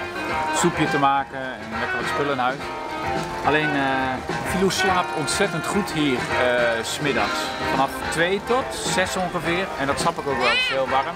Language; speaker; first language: Dutch; native; Dutch